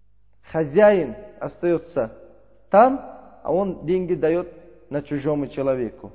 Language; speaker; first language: Russian; non-native, learner; Uzbek